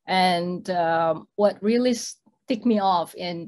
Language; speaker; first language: English; non-native, fluent; Indonesian